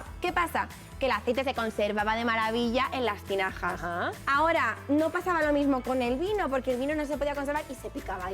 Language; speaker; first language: Spanish; native; Spanish